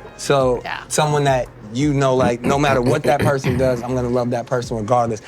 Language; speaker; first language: English; native; English